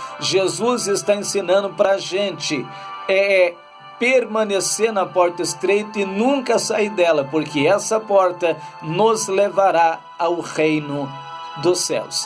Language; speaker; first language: Portuguese; native; Portuguese